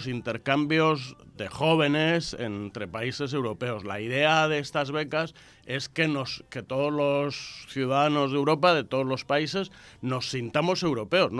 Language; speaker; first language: Spanish; native; Spanish